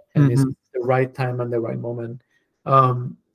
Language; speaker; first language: English; non-native, fluent; Spanish